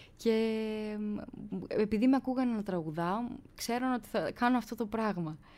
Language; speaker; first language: Greek; native; Greek